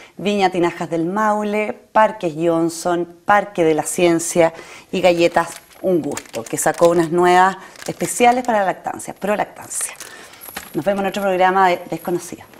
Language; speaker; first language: Spanish; native; Spanish